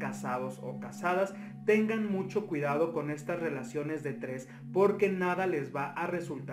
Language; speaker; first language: Spanish; native; Spanish